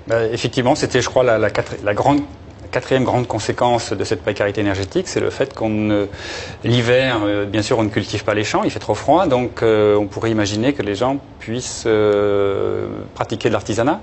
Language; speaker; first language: French; native; French